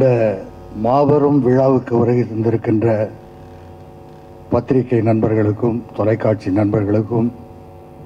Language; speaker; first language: Tamil; native; Tamil